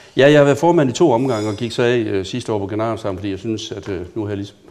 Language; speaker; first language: Danish; native; Danish